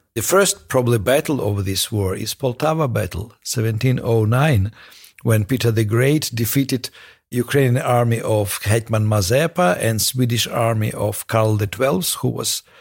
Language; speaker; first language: English; non-native, fluent; Russian